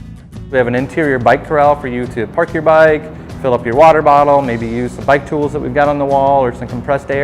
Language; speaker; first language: English; native; English